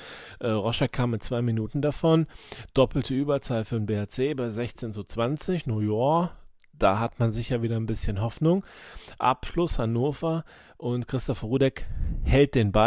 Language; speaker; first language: German; native; German